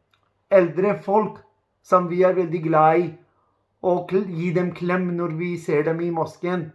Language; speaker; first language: Norwegian; non-native, learner; Urdu